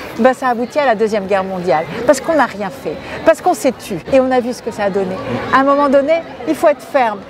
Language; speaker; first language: French; non-native, fluent; Spanish